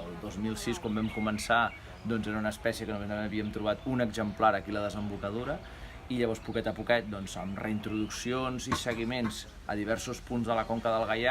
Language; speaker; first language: Catalan; native; Catalan